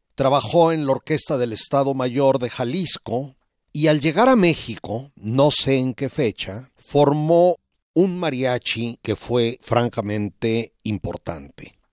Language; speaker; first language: Spanish; native; Spanish